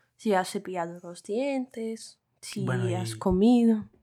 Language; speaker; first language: Spanish; non-native, fluent; Russian